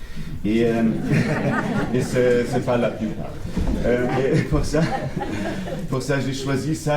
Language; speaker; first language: French; non-native, learner; German